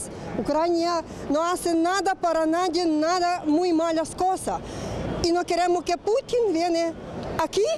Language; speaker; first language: Spanish; non-native, learner; Ukrainian